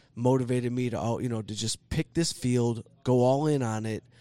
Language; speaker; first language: English; native; English